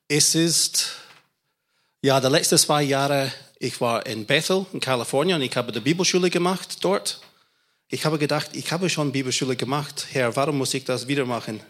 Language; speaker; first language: German; non-native, fluent; English